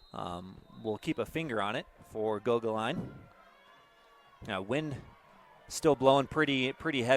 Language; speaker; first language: English; native; English